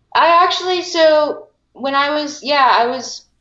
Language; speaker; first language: English; early bilingual, other home language; Filipino